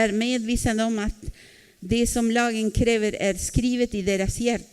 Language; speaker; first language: Swedish; non-native, fluent; Spanish